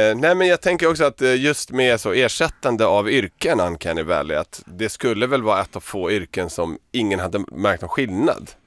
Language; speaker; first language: Swedish; early bilingual, other home language; Serbian